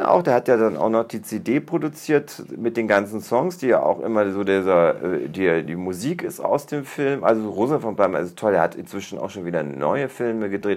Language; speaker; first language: German; native; German